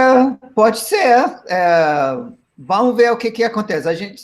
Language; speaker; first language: Portuguese; non-native, fluent; English